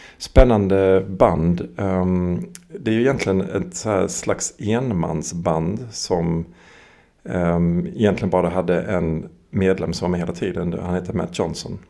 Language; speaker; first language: Swedish; early bilingual, other home language; English